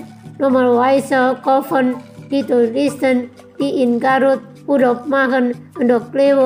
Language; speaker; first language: German; non-native, learner; Indonesian